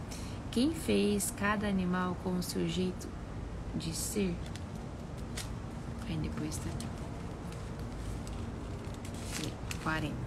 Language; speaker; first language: Portuguese; native; Portuguese